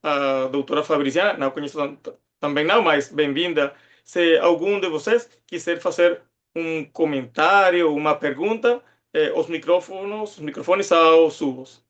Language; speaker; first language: Portuguese; non-native, fluent; Spanish